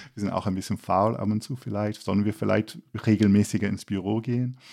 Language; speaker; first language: German; non-native, fluent; English